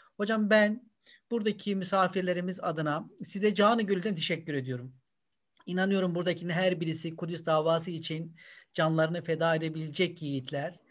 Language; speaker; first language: Turkish; native; Turkish